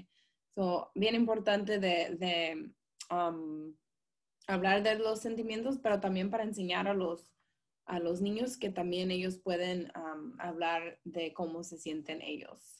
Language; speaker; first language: Spanish; early bilingual, heritage; Spanish